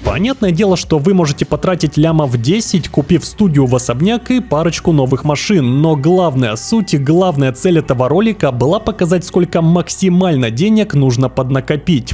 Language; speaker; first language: Russian; native; Russian